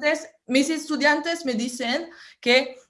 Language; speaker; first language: Spanish; non-native, fluent; French